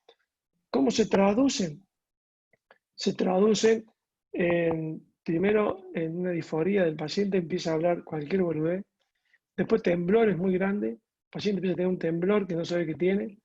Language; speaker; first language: Spanish; native; Spanish